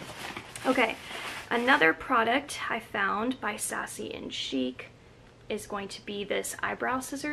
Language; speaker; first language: English; native; English